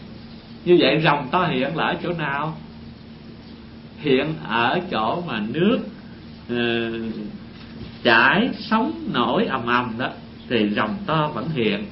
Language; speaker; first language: Vietnamese; native; Vietnamese